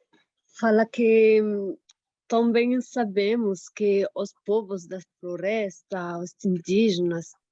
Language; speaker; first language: Portuguese; non-native, fluent; French